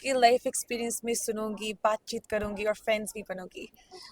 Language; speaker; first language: Hindi; non-native, learner; Punjabi